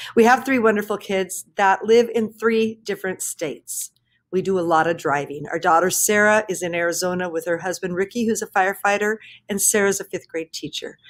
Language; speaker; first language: English; native; English